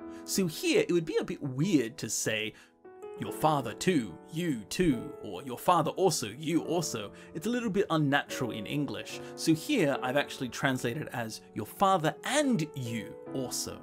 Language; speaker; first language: English; native; English